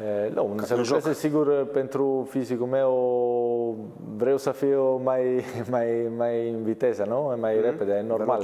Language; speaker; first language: Romanian; non-native, learner; Italian